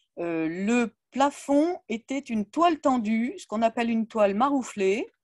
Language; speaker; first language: French; native; French